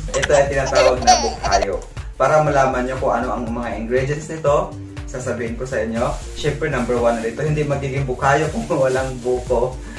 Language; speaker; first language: Filipino; non-native, local second language; Cebuano